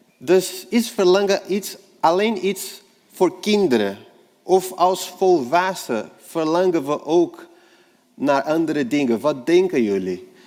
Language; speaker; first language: Dutch; non-native, fluent; Portuguese